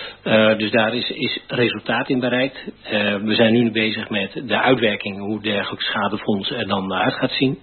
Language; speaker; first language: Dutch; native; Dutch